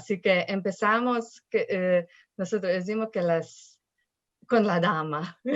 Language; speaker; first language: Spanish; non-native, fluent; Slovenian